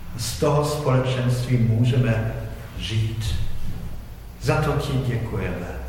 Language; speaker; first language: Czech; non-native, fluent; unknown